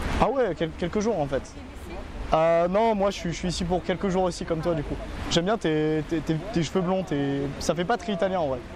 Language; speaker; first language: French; native; French